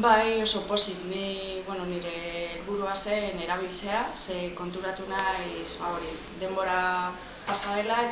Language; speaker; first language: Basque; non-native, local second language; Spanish